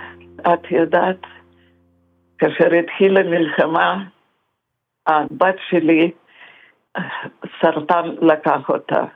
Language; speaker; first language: Hebrew; non-native, fluent; Russian